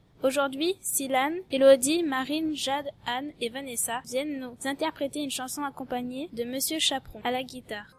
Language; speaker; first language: French; native; French